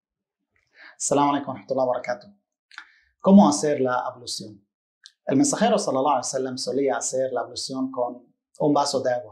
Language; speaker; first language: Spanish; non-native, fluent; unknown